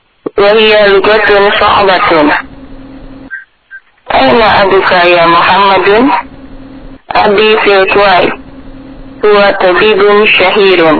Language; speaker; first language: Arabic; non-native, learner; Indonesian